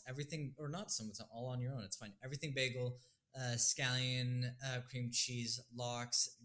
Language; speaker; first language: English; native; English